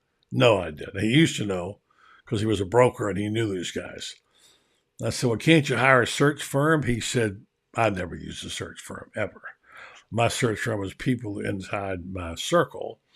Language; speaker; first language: English; native; English